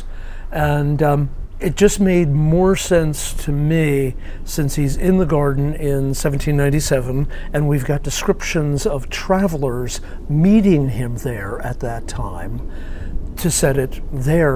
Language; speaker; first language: English; native; English